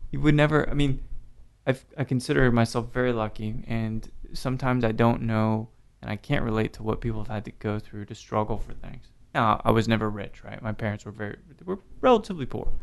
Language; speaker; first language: English; native; English